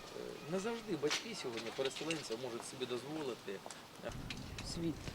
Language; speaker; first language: Ukrainian; non-native, local second language; Russian